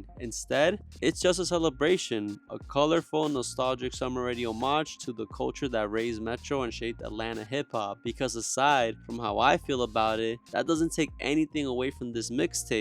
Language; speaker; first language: English; native; English